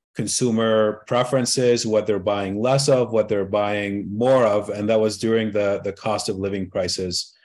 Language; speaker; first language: English; early bilingual, other home language; Arabic